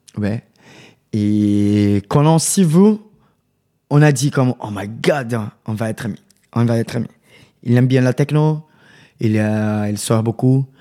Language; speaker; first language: French; non-native, learner; Portuguese